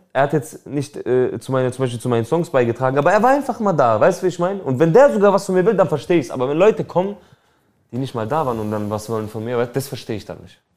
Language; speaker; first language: German; early bilingual, other home language; Albanian